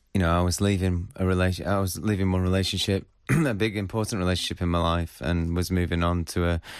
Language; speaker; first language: English; native; English